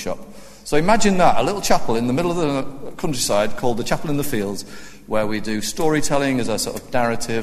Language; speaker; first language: English; native; English